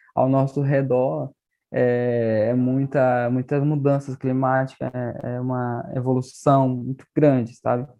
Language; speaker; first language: Portuguese; non-native, local second language; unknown